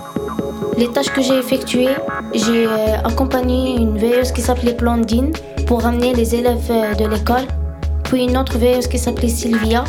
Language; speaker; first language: French; non-native, fluent; Arabic